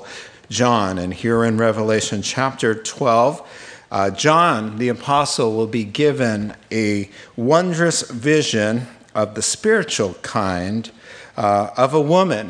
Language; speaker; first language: English; native; English